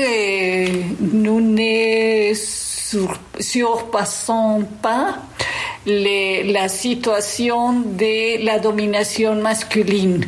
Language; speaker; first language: French; non-native, fluent; Spanish